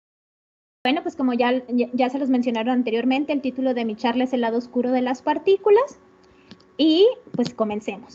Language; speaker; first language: Spanish; native; Spanish